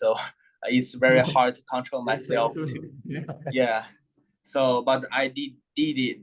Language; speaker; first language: English; non-native, learner; Thai